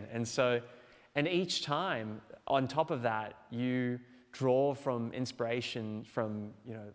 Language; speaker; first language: English; native; English